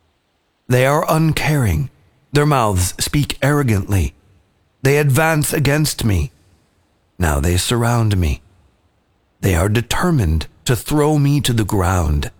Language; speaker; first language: English; native; English